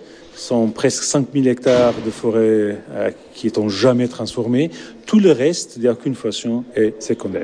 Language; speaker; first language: French; non-native, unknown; Portuguese